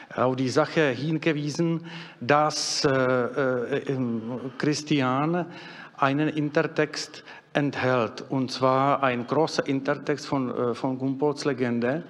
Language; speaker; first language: German; non-native, fluent; Czech